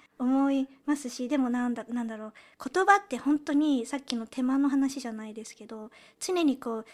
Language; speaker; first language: Japanese; early bilingual, heritage; Japanese